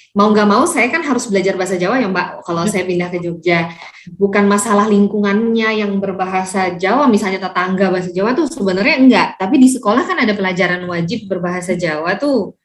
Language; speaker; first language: Indonesian; native; Indonesian